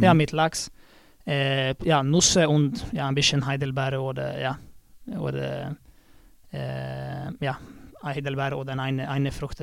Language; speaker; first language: German; non-native, learner; Swedish